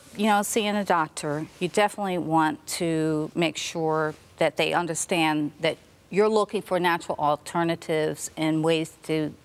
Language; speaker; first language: English; native; English